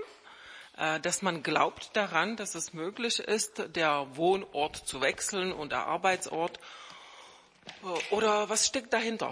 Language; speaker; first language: German; non-native, fluent; Czech